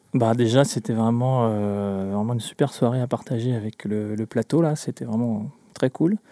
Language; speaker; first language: French; native; French